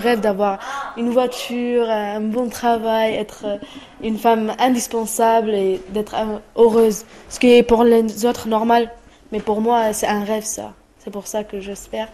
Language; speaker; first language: French; non-native, fluent; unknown